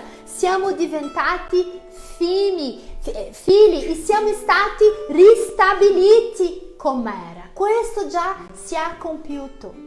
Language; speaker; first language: Italian; non-native, fluent; Portuguese